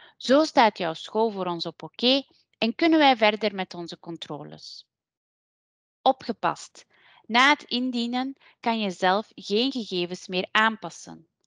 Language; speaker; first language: Dutch; native; Dutch